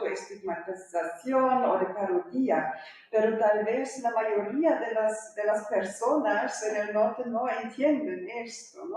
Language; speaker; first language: Spanish; non-native, fluent; German